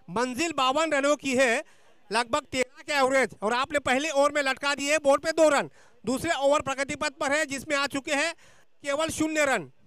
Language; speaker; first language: Hindi; non-native, local second language; Marathi